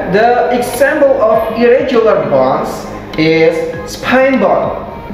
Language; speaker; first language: English; non-native, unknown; Indonesian